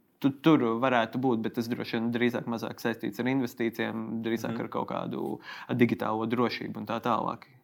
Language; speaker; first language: Latvian; native; Latvian